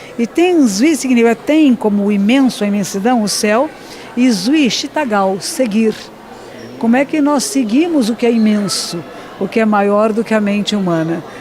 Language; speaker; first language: Portuguese; native; Portuguese